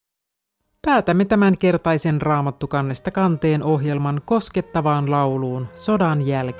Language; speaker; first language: Finnish; native; Finnish